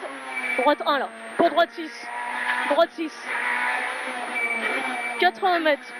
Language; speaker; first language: French; native; French